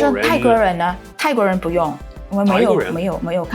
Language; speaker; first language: Chinese; non-native, fluent; Thai